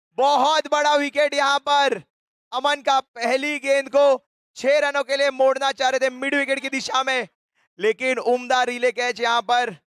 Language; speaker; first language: Hindi; non-native, local second language; Gujarati